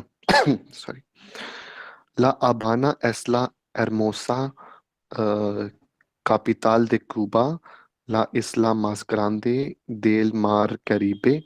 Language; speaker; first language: Spanish; non-native, learner; Hindi